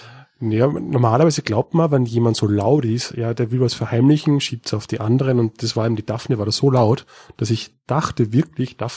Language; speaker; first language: German; native; German